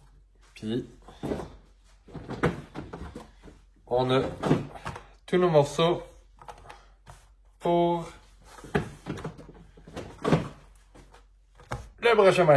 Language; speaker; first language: French; native; French